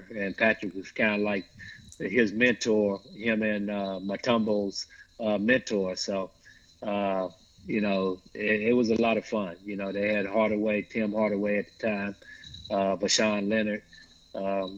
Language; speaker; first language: English; native; English